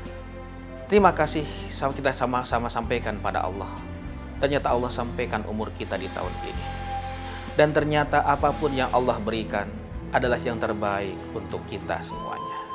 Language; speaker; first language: Indonesian; native; Indonesian